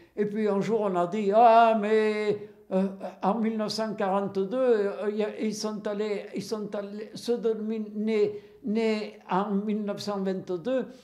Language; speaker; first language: French; native; French